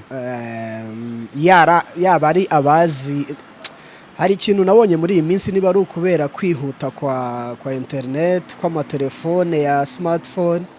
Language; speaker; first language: Kinyarwanda; native; Kinyarwanda